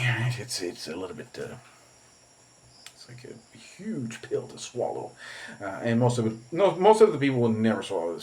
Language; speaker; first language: English; native; English